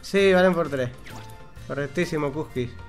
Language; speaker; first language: Spanish; native; Spanish